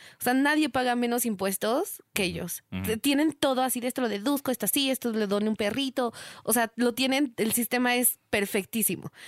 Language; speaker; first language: Spanish; native; Spanish